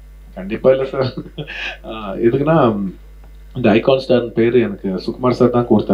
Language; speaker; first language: Tamil; non-native, local second language; Telugu